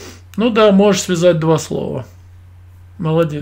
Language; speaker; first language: Russian; native; Russian